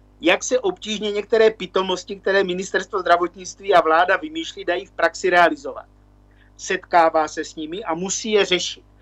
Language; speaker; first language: Czech; native; Czech